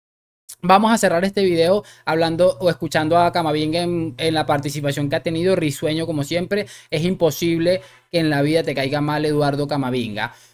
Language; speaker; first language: Spanish; native; Spanish